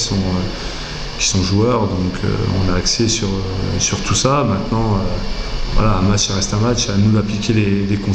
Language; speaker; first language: French; native; French